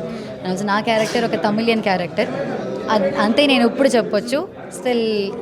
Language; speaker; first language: Telugu; non-native, learner; Malayalam